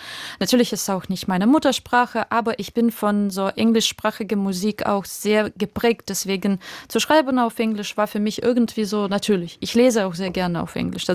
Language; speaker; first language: German; non-native, fluent; Russian